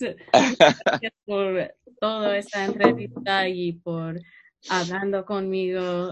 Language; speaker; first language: Spanish; non-native, learner; English